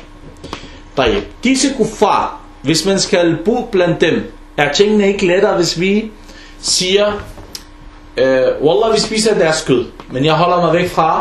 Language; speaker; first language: Danish; non-native, fluent; Arabic